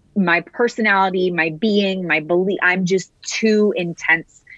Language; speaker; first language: English; native; English